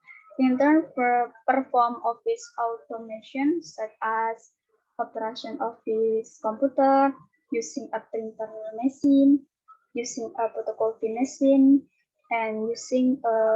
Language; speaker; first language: English; non-native, learner; Indonesian